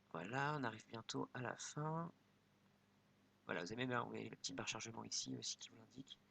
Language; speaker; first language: French; native; French